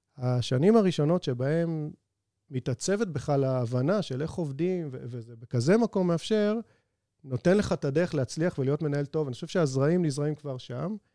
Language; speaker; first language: Hebrew; native; Hebrew